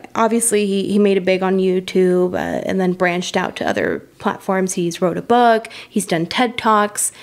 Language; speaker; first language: English; early bilingual, other home language; Spanish